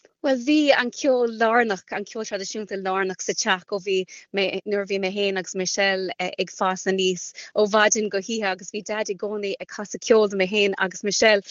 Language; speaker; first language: Irish; non-native, local second language; English